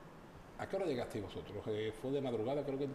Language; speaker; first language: Spanish; native; Spanish